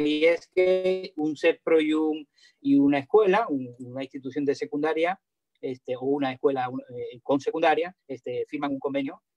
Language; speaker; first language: Spanish; native; Spanish